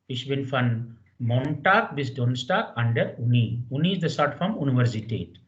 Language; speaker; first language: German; non-native, fluent; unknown